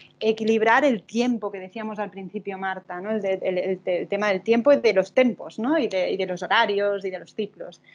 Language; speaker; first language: Spanish; non-native, local second language; Catalan